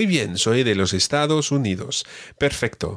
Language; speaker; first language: Spanish; non-native, fluent; English